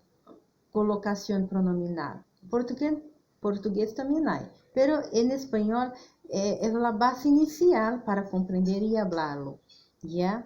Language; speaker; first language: Spanish; non-native, fluent; Portuguese